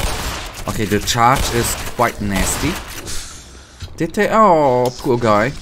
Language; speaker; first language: English; non-native, fluent; German